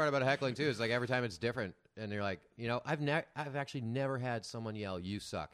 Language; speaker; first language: English; native; English